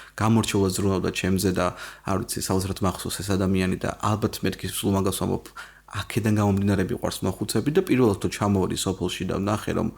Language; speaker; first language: Georgian; native; Georgian